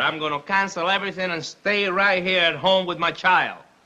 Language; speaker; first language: English; non-native, fluent; Spanish